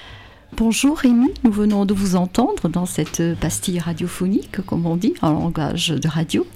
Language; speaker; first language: French; native; French